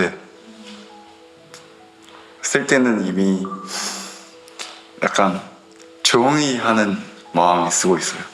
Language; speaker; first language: Korean; non-native, learner; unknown